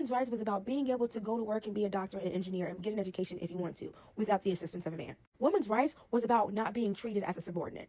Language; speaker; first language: English; native; English